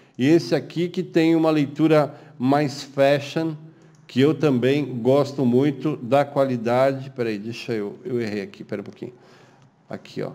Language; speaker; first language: Portuguese; native; Portuguese